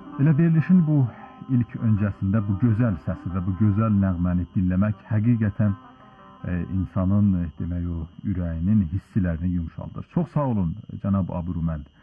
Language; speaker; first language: Azerbaijani; native; Azerbaijani